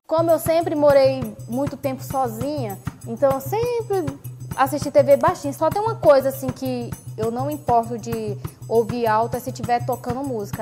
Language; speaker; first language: Portuguese; native; Portuguese